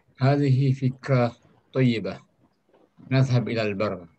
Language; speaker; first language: Arabic; non-native, learner; Indonesian